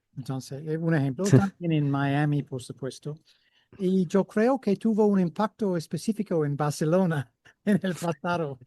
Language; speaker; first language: Spanish; non-native, fluent; English